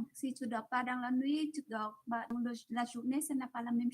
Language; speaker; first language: French; non-native, fluent; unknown